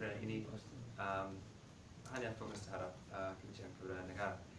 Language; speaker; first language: Indonesian; non-native, fluent; English